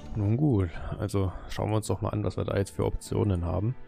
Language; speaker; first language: German; native; German